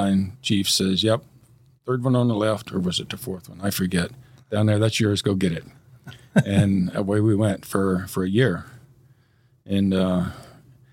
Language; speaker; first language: English; native; English